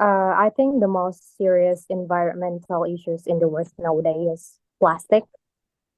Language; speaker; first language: English; non-native, learner; Indonesian